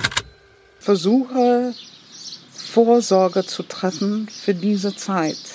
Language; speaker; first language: German; non-native, fluent; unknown